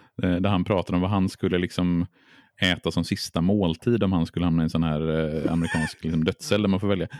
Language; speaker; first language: Swedish; native; Swedish